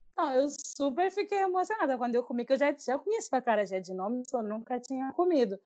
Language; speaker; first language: Portuguese; native; Portuguese